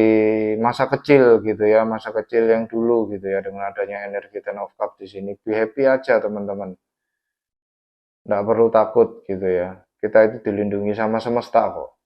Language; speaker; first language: Indonesian; native; Indonesian